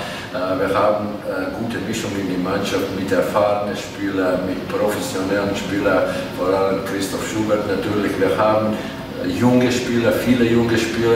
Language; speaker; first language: German; non-native, fluent; Latvian